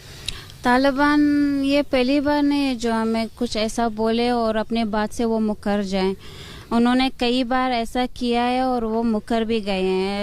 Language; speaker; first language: Hindi; non-native, fluent; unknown